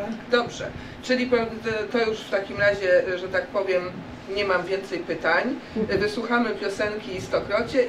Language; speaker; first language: Polish; native; Polish